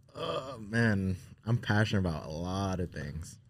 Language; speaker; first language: English; native; English